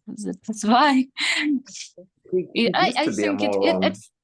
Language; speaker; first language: English; non-native, learner; Ukrainian